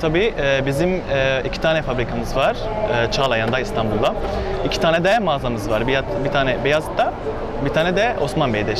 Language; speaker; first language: Turkish; non-native, learner; Arabic